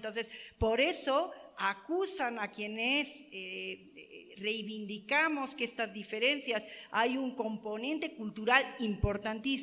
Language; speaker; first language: Spanish; native; Spanish